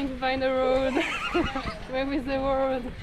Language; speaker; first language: English; non-native, fluent; French